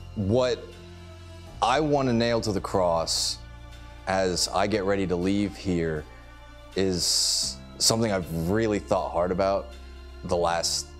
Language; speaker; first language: English; native; English